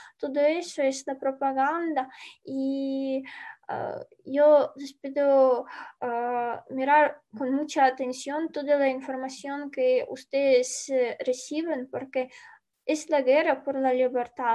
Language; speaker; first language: Spanish; non-native, learner; Ukrainian